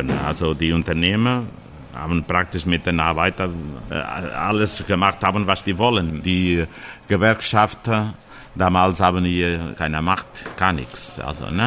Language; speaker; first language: German; non-native, fluent; Portuguese